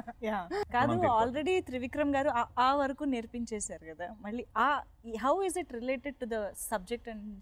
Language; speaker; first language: Telugu; native; Telugu